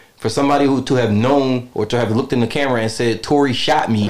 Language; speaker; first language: English; native; English